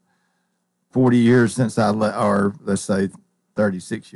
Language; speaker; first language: English; native; English